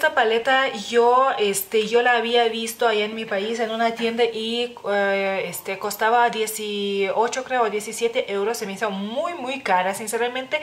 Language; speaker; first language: Spanish; non-native, fluent; Lithuanian